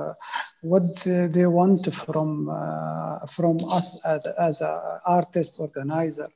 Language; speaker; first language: English; non-native, fluent; Arabic